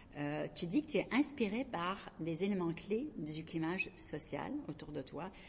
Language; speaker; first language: French; native; French